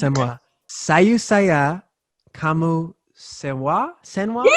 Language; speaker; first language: Indonesian; non-native, learner; English